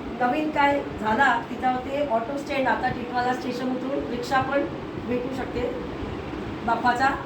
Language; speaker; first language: Marathi; non-native, local second language; Gujarati